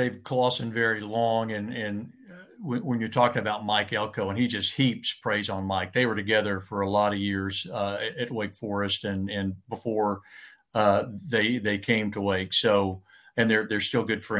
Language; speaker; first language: English; native; English